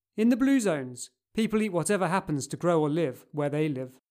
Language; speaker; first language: English; native; English